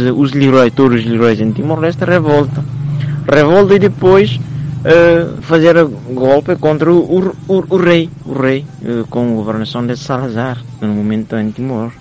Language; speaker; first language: Portuguese; non-native, fluent; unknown